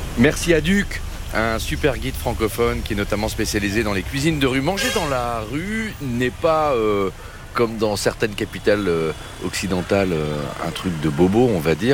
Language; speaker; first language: French; native; French